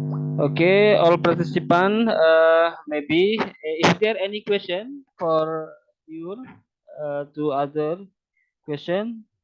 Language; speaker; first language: English; non-native, learner; Indonesian